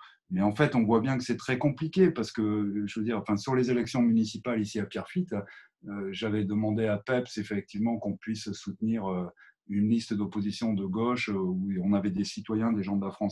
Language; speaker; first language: French; native; French